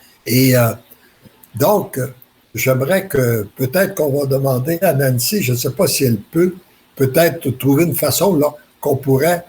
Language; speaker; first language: French; native; French